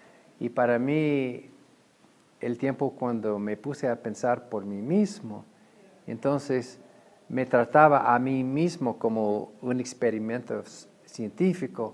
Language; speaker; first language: Spanish; non-native, fluent; English